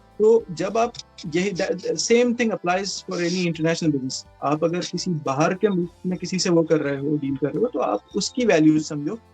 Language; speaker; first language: Urdu; native; Urdu